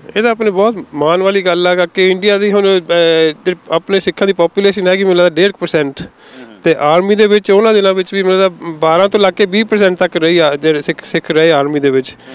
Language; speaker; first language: Punjabi; early bilingual, heritage; Punjabi